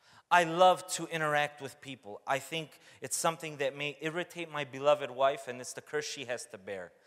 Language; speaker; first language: English; early bilingual, other home language; Romanian